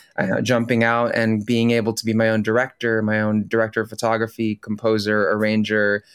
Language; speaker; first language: English; early bilingual, other home language; Filipino